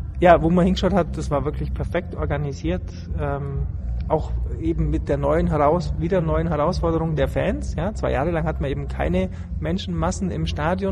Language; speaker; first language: German; native; German